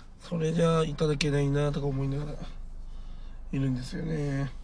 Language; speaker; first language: Japanese; native; Japanese